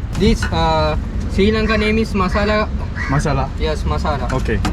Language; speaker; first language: English; non-native, learner; Sinhala